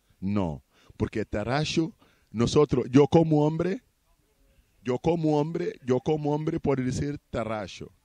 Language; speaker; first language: Spanish; non-native, learner; Portuguese